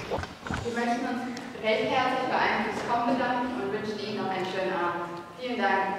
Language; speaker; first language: German; native; German